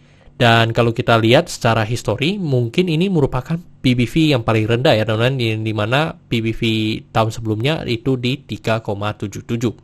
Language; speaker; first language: Indonesian; native; Indonesian